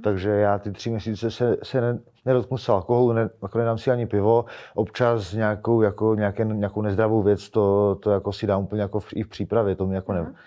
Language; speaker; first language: Czech; native; Czech